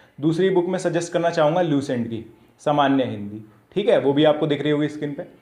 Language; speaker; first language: Hindi; native; Hindi